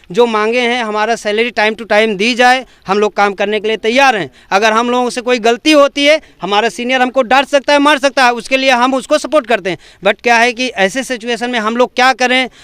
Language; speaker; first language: Hindi; native; Hindi